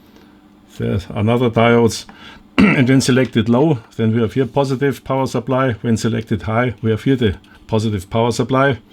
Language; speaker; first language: English; non-native, fluent; German